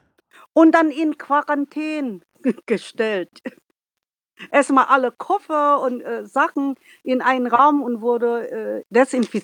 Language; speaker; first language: German; non-native, learner; Vietnamese